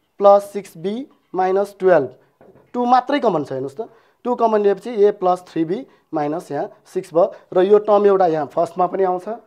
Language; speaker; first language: Nepali; non-native, local second language; Newari